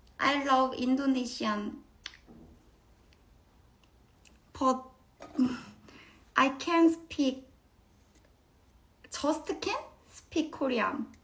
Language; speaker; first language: English; non-native, learner; Korean